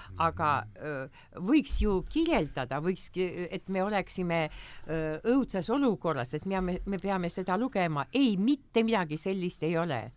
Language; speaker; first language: Estonian; non-native, local second language; Russian